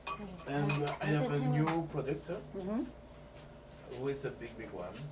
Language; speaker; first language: English; non-native, fluent; French